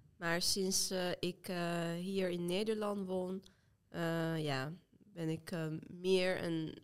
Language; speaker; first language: Dutch; non-native, fluent; Azerbaijani